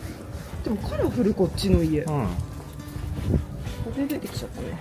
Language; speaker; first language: Japanese; native; Japanese